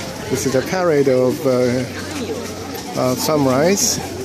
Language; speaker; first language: English; non-native, fluent; Japanese